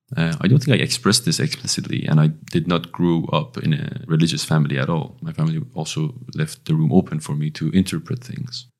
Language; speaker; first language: English; non-native, fluent; Persian